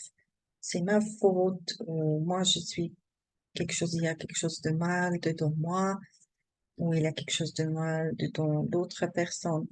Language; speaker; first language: French; non-native, learner; German